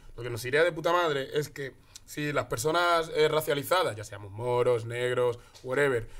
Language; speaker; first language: Spanish; native; Spanish